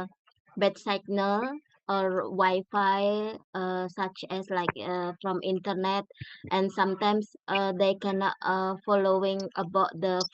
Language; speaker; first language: English; non-native, learner; Indonesian